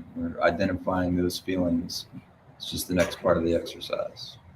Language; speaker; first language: English; native; English